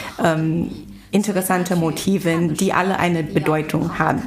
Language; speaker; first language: German; non-native, fluent; Chinese